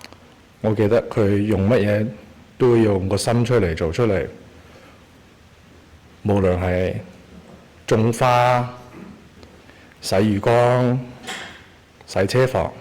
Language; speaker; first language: Cantonese; early bilingual, heritage; Cantonese